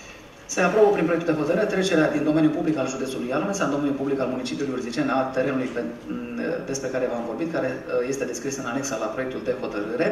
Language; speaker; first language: Romanian; native; Romanian